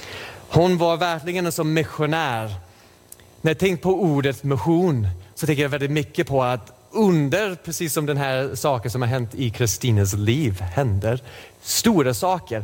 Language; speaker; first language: Swedish; non-native, fluent; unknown